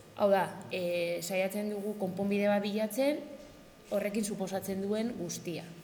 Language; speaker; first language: Basque; non-native, local second language; Spanish